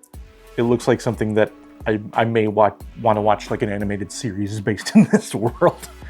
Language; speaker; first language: English; native; English